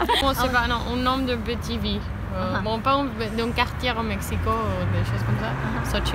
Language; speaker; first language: French; non-native, learner; Spanish